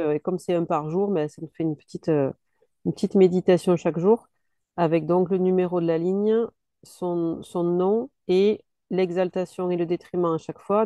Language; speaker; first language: French; native; French